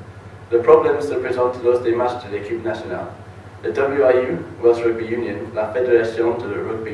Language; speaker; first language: French; non-native, learner; English